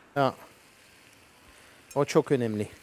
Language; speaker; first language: Turkish; non-native, fluent; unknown